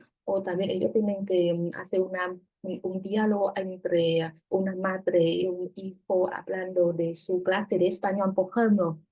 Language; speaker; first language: Spanish; non-native, fluent; Vietnamese